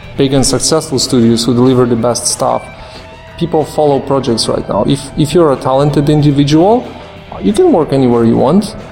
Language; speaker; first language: English; non-native, fluent; Polish